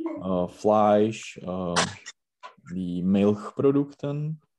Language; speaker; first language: German; non-native, learner; Czech